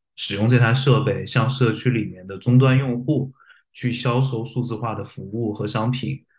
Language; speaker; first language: Chinese; native; Chinese